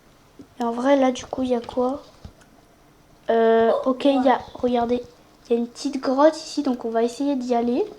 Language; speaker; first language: French; native; French